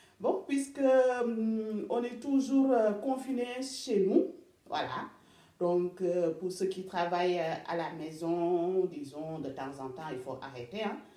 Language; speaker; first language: French; non-native, local second language; Wolof